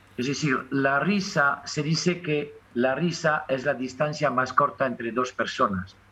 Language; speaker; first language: Spanish; non-native, fluent; French